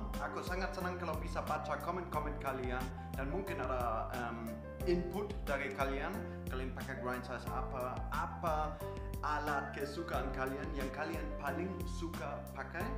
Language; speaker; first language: Indonesian; non-native, fluent; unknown